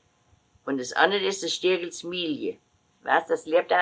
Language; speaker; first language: German; native; German